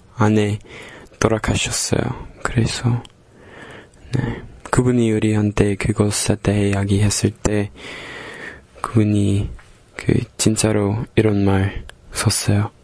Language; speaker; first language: Korean; non-native, fluent; English